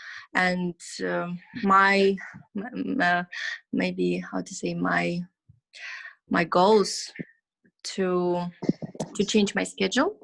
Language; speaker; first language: English; non-native, learner; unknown